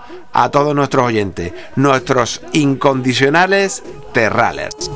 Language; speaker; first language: Spanish; native; Spanish